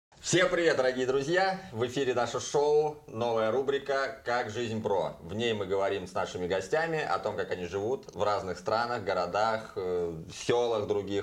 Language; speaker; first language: Russian; native; Russian